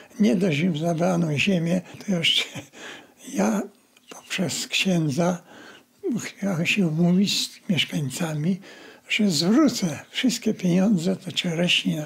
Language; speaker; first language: Polish; native; Polish